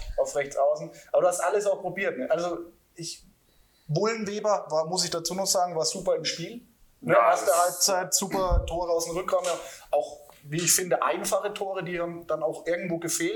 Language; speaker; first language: German; native; German